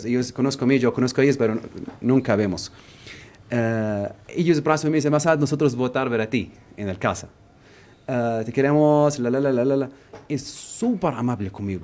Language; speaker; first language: Spanish; non-native, learner; Arabic